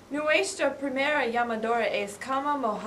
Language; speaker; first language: Spanish; non-native, learner; English